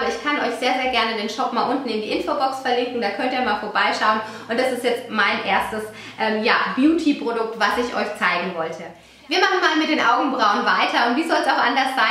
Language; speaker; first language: German; native; German